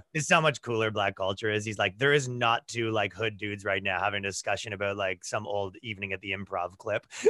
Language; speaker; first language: English; native; English